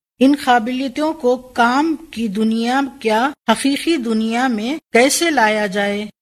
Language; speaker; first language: Urdu; native; Urdu